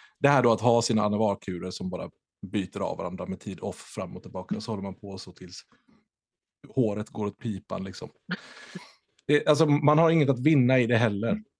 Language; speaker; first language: Swedish; native; Swedish